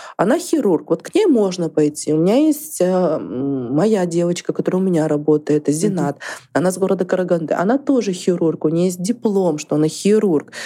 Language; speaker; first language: Russian; native; Russian